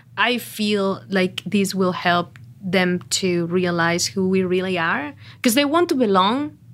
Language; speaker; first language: English; non-native, fluent; Spanish